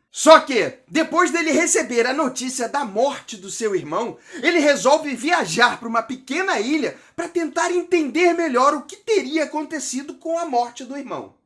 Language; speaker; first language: Portuguese; native; Portuguese